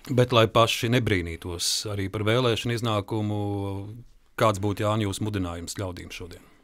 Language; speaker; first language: Latvian; native; Latvian